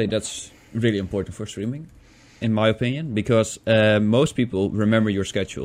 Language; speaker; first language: English; non-native, fluent; Dutch